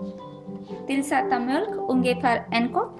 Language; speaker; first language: Swedish; non-native, learner; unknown